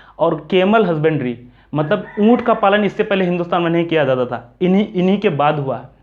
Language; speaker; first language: Hindi; native; Hindi